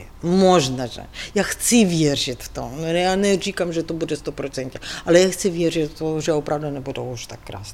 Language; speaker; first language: Czech; non-native, fluent; Ukrainian